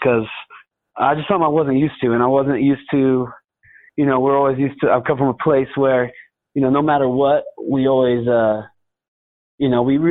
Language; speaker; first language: English; native; English